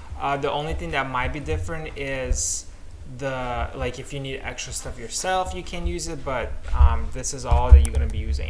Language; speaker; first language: English; non-native, fluent; Lithuanian